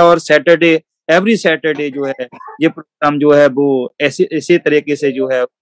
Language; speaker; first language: Hindi; non-native, local second language; Punjabi